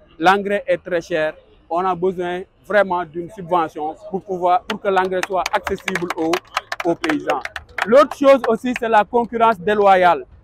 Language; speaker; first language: French; non-native, local second language; Wolof